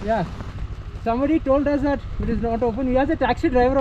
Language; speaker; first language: English; non-native, local second language; Hindi